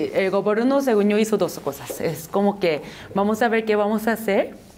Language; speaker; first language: Spanish; non-native, fluent; Korean